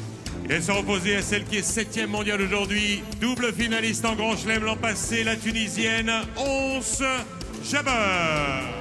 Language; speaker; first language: French; native; French